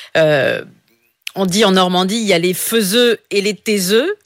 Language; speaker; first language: French; native; French